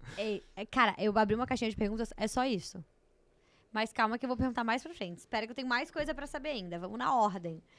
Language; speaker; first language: Portuguese; native; Portuguese